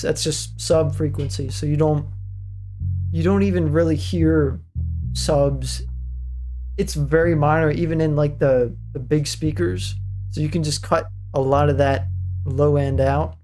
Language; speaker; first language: English; native; English